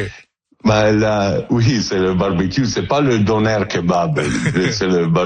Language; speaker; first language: French; non-native, learner; Italian